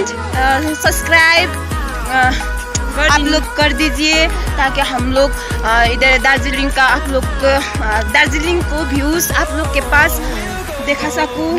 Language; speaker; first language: Hindi; non-native, local second language; Nepali